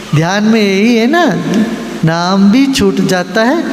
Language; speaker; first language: Hindi; non-native, local second language; Malayalam